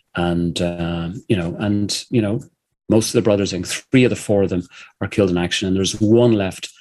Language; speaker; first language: English; native; English